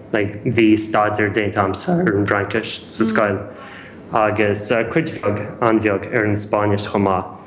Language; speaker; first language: Irish; non-native, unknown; English